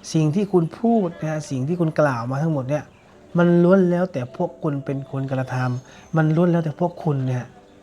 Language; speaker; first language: Thai; native; Thai